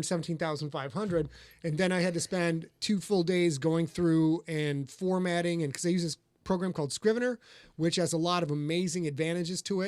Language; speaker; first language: English; native; English